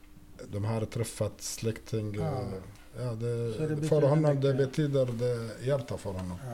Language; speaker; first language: Swedish; non-native, fluent; Arabic